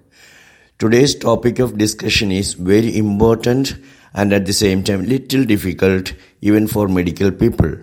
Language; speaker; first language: English; non-native, local second language; Malayalam